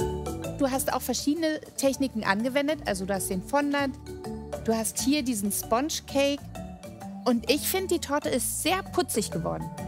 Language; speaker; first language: German; native; German